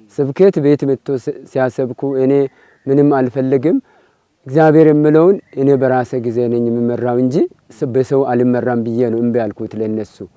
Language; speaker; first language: Amharic; non-native, local second language; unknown